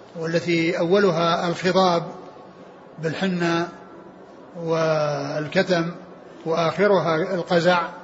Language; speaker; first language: Arabic; native; Arabic